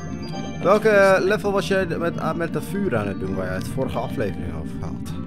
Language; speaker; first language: Dutch; native; Dutch